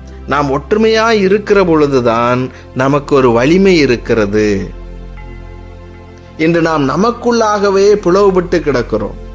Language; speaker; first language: Tamil; native; Tamil